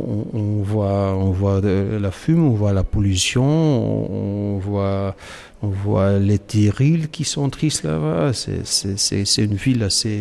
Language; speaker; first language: French; non-native, local second language; Dutch